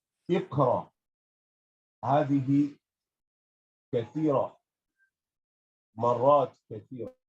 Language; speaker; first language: Arabic; non-native, fluent; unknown